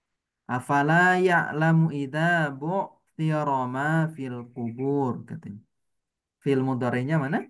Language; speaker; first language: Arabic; non-native, fluent; Indonesian